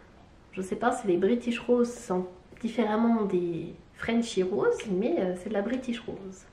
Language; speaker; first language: French; native; French